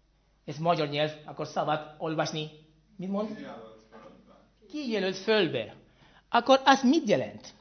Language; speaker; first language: Hungarian; non-native, fluent; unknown